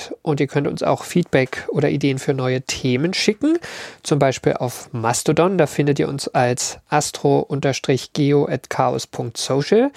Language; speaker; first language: German; native; German